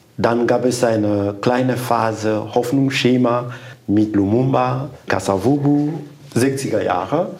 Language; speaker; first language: German; non-native, fluent; Lingala